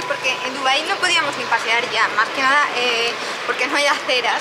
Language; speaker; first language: Spanish; native; Spanish